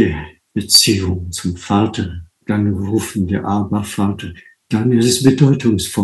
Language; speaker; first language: German; non-native, fluent; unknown